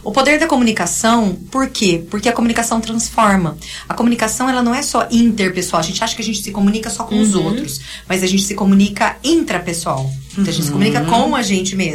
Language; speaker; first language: Portuguese; native; Portuguese